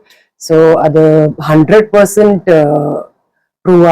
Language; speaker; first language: Tamil; non-native, fluent; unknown